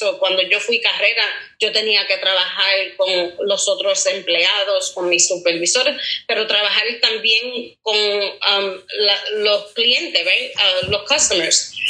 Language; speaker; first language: Spanish; early bilingual, heritage; Spanish